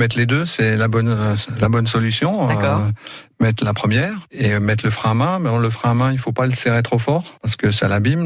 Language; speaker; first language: French; native; French